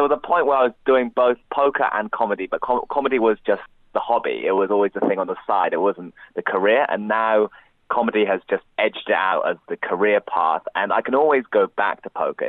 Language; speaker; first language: English; native; English